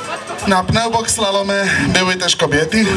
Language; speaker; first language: Polish; non-native, learner; Slovak